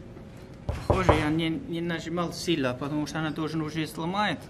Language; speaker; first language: Russian; non-native, learner; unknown